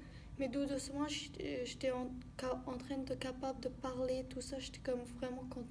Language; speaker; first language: French; early bilingual, other home language; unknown